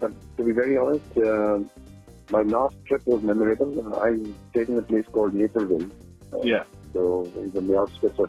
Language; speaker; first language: English; non-native, local second language; Punjabi